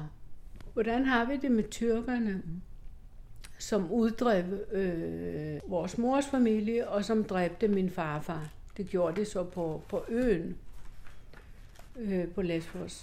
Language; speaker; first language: Danish; non-native, fluent; Greek